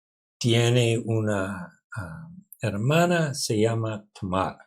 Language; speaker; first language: Spanish; non-native, learner; English